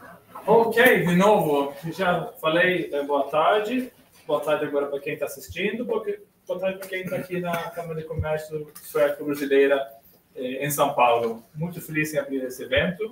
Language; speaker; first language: Portuguese; non-native, fluent; Swedish